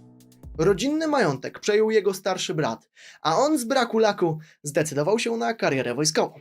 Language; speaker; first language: Polish; native; Polish